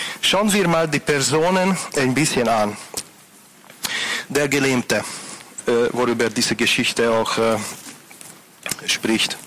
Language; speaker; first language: German; non-native, fluent; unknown